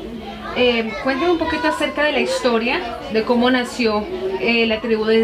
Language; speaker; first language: Spanish; native; Spanish